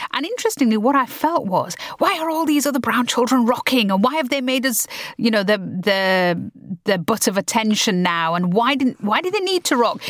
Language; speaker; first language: English; early bilingual, other home language; Punjabi